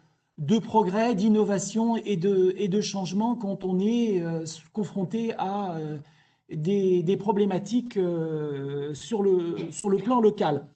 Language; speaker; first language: French; native; French